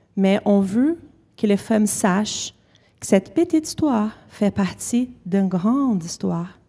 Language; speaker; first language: French; non-native, fluent; Portuguese